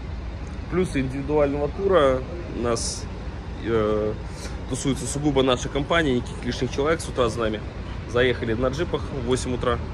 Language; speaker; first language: Russian; native; Russian